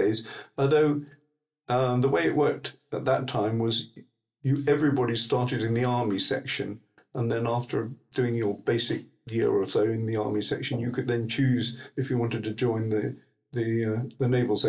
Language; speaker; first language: English; native; English